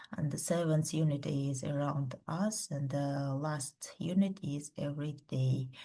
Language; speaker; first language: English; non-native, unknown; Kazakh